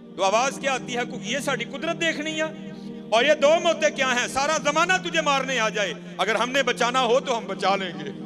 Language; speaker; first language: Urdu; non-native, local second language; Punjabi